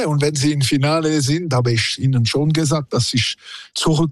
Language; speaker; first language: German; non-native, local second language; French